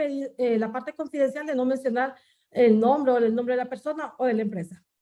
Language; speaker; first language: Spanish; native; Spanish